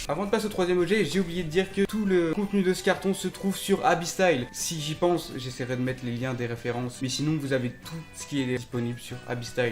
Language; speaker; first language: French; native; French